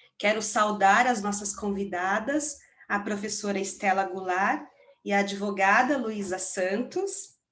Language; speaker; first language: Portuguese; native; Portuguese